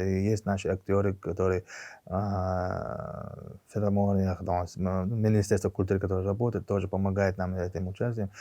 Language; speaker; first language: Russian; non-native, local second language; Chechen